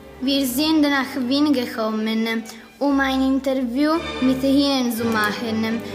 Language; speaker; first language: German; non-native, learner; Italian